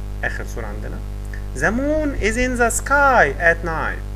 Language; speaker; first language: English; non-native, fluent; Arabic